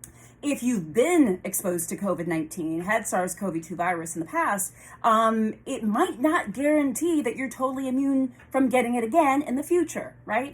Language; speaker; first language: English; native; English